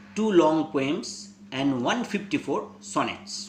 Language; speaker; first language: English; non-native, local second language; Bangla